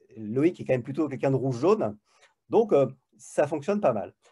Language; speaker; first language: French; native; French